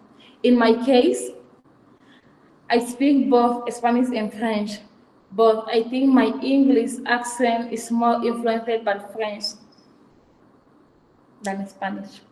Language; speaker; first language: English; non-native, fluent; Fang